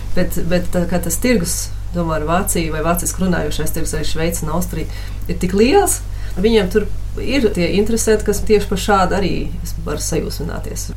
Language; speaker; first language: Latvian; early bilingual, other home language; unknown